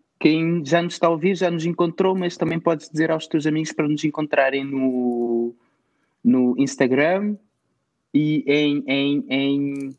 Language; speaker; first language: Portuguese; native; Portuguese